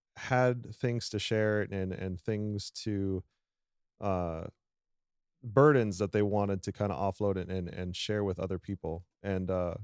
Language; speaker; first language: English; native; English